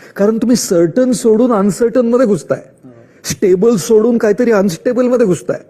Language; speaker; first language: Marathi; non-native, local second language; Marwari